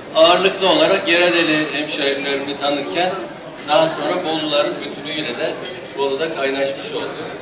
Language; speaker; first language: Turkish; native; Turkish